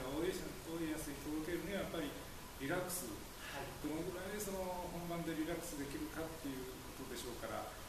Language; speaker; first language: Japanese; native; Japanese